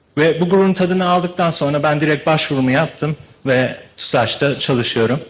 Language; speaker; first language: Turkish; early bilingual, heritage; Turkish